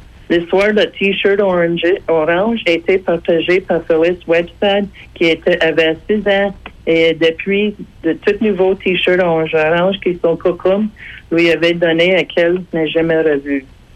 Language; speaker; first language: French; non-native, fluent; English